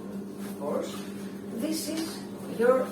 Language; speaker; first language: English; non-native, fluent; Greek